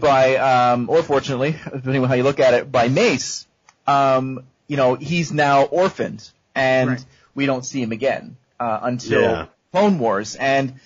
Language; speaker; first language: English; native; English